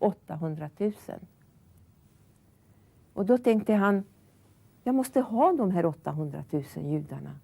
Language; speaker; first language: Swedish; non-native, fluent; Hungarian